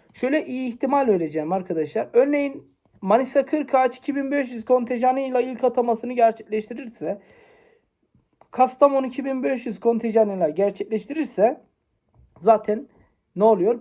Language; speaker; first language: Turkish; native; Turkish